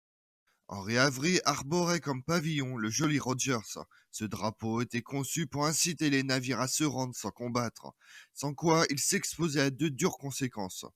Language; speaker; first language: French; native; French